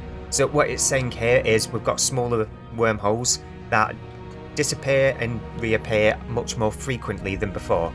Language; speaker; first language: English; native; English